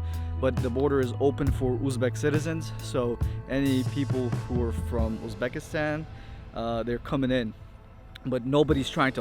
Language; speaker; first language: English; early bilingual, heritage; English